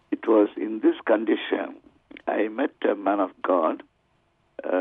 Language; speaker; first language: English; non-native, local second language; Tamil